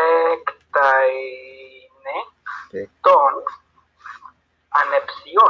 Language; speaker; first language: Greek; non-native, learner; Spanish